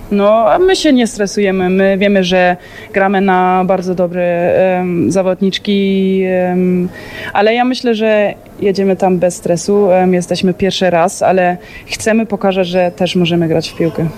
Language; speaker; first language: Polish; early bilingual, heritage; German